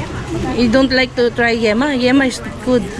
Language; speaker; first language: English; non-native, local second language; Filipino